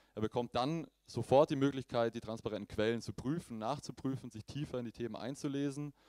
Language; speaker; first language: German; native; German